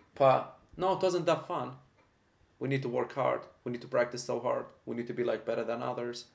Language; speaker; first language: English; non-native, fluent; Arabic